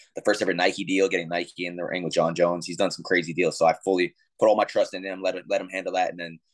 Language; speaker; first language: English; native; English